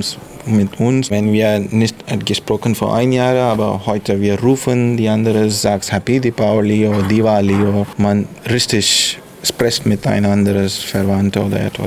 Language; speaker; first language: German; non-native, learner; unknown